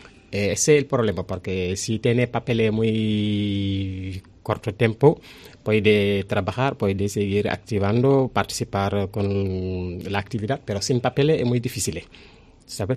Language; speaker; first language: Spanish; non-native, learner; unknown